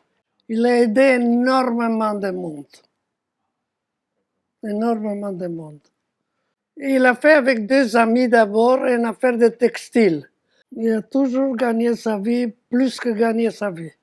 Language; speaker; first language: French; non-native, fluent; Romanian